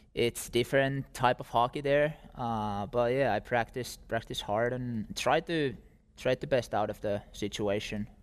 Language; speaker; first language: English; non-native, fluent; Finnish